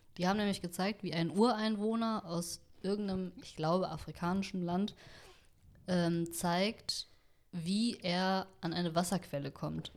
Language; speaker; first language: German; early bilingual, other home language; Vietnamese